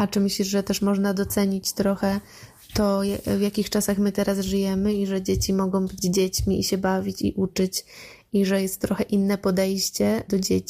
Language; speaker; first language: Polish; native; Polish